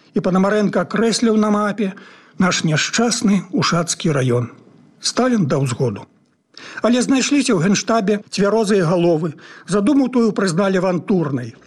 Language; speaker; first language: Belarusian; native; Belarusian